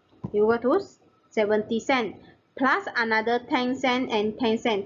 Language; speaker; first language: English; non-native, local second language; Malay